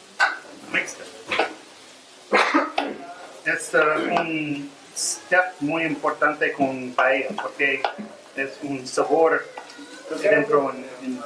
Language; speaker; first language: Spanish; non-native, learner; English